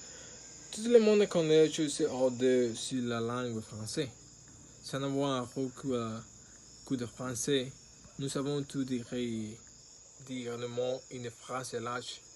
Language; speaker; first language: French; non-native, learner; Spanish